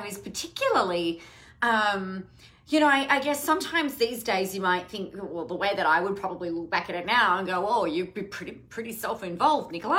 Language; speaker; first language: English; native; English